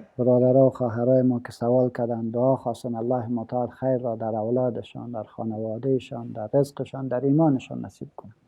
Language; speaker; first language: Persian; native; Persian